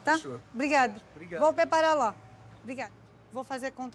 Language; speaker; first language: Portuguese; non-native, learner; Arabic